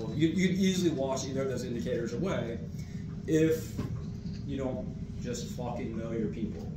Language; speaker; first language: English; native; English